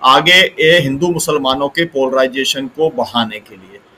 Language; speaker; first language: Hindi; native; Hindi